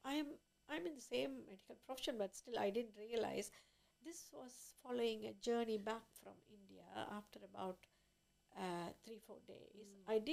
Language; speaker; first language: English; non-native, local second language; Tamil